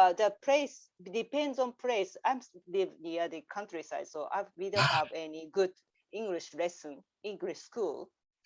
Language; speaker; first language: English; non-native, learner; Japanese